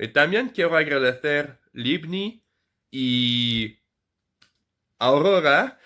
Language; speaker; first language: Spanish; non-native, fluent; French